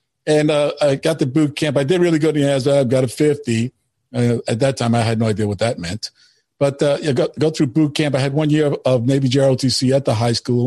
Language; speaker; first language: English; early bilingual, other home language; Spanish